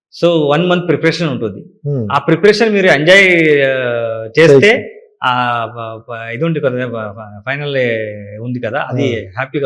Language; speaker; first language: Telugu; non-native, learner; Kannada